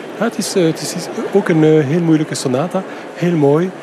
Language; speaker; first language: Dutch; non-native, fluent; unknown